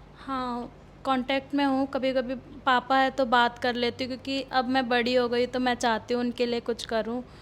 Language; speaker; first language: Hindi; early bilingual, other home language; Odia